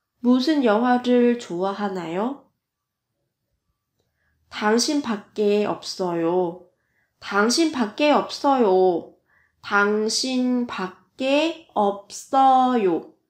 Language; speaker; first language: Korean; non-native, fluent; Vietnamese